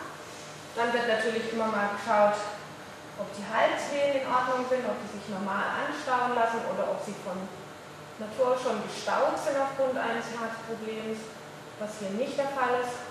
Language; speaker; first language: German; native; German